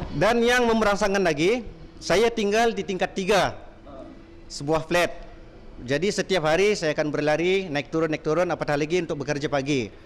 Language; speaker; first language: Malay; native; Malay